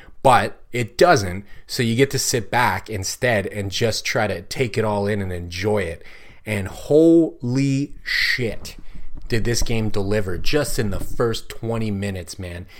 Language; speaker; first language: English; native; English